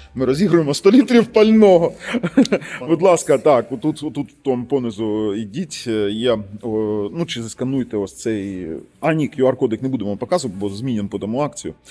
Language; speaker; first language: Ukrainian; native; Ukrainian